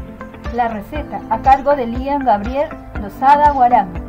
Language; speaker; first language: Spanish; native; Spanish